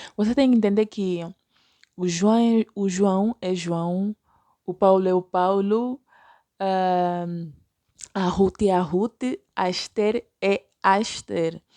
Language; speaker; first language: Portuguese; native; Portuguese